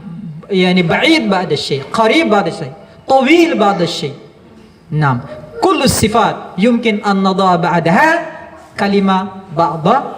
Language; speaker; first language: Arabic; non-native, fluent; Indonesian